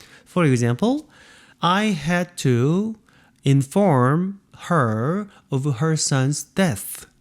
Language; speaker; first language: English; non-native, fluent; Korean